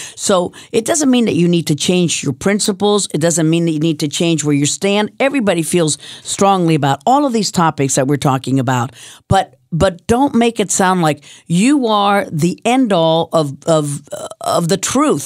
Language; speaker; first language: English; early bilingual, other home language; Spanish